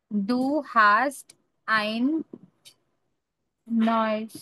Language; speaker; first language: German; non-native, learner; Marathi